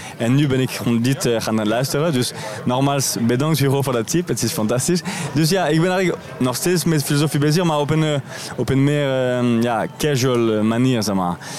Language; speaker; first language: Dutch; non-native, fluent; French